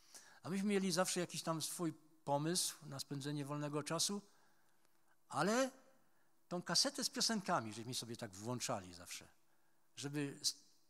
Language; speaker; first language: Polish; native; Polish